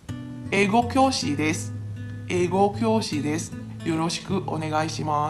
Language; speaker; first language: Japanese; non-native, fluent; Filipino